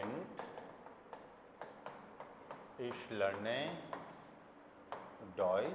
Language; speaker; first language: German; non-native, fluent; Hindi